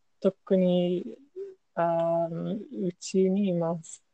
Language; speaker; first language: Japanese; non-native, learner; English